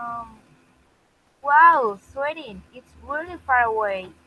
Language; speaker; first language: English; non-native, learner; Spanish